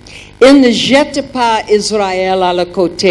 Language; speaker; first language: French; non-native, learner; German